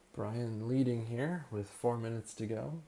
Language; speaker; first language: English; native; English